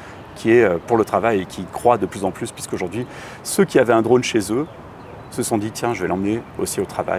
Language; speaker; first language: French; native; French